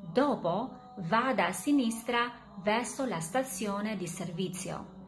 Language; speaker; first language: Italian; non-native, fluent; Albanian